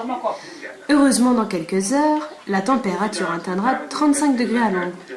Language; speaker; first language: French; native; French